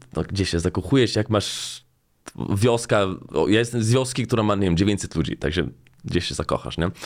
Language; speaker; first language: Polish; non-native, fluent; Slovenian